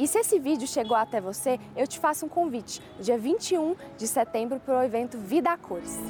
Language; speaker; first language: Portuguese; early bilingual, other home language; Chinese